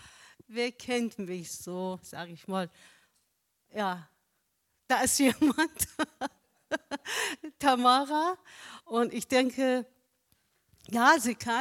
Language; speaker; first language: German; non-native, fluent; Persian